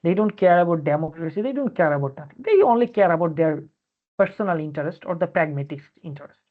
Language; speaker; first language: English; non-native, local second language; Bangla